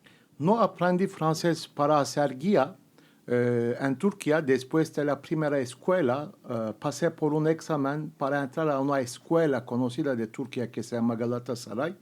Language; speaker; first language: Spanish; non-native, fluent; Turkish